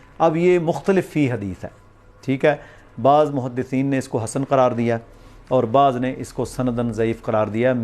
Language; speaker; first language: Urdu; non-native, local second language; Punjabi